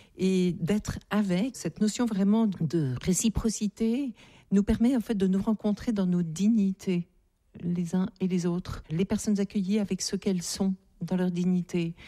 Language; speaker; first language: French; native; French